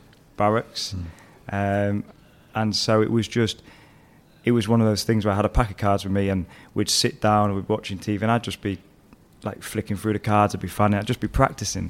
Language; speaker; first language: English; native; English